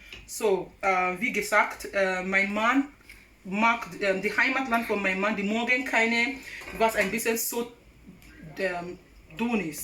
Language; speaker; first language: German; non-native, learner; English